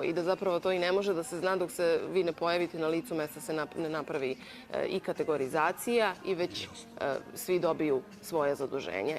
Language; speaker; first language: Bosnian; native; Bosnian